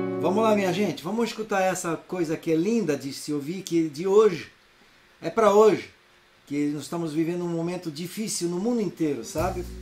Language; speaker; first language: Portuguese; non-native, fluent; French